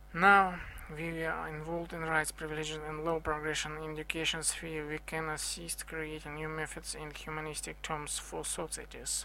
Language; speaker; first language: English; non-native, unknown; Russian